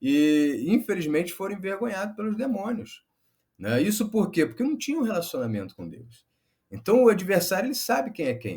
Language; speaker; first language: Portuguese; native; Portuguese